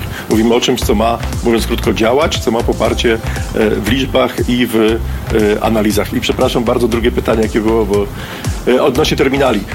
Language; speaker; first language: Polish; native; Polish